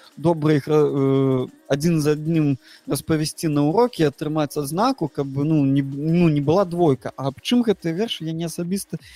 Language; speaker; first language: Belarusian; non-native, local second language; Russian